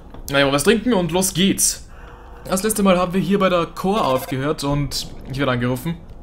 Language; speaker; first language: German; native; German